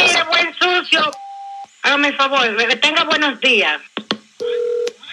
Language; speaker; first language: Spanish; native; Spanish